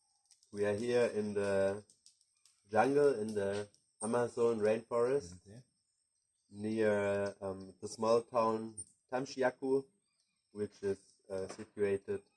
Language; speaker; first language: English; non-native, fluent; German